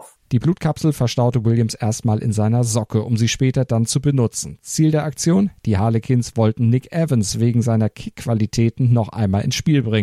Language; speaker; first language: German; native; German